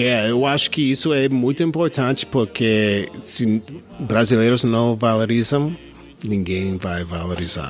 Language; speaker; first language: Portuguese; non-native, learner; English